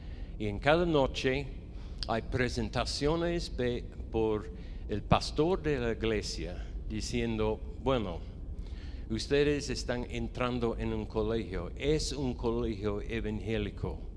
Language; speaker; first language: Spanish; non-native, fluent; English